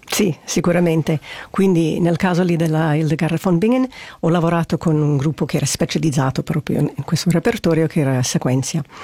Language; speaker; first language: Italian; non-native, fluent; English